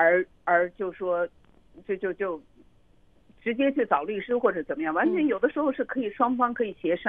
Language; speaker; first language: Chinese; native; Chinese